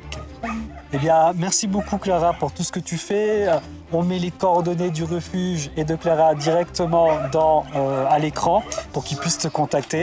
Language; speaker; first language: French; native; French